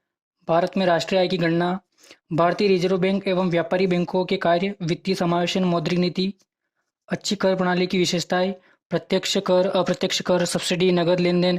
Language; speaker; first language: Hindi; native; Hindi